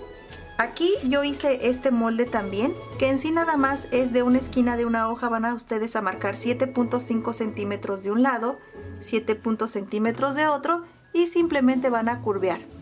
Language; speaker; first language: Spanish; native; Spanish